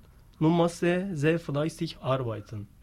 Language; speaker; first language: German; non-native, learner; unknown